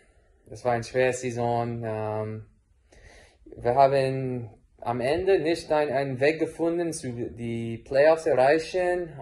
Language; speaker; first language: German; non-native, learner; English